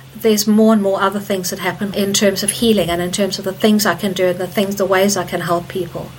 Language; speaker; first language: English; native; English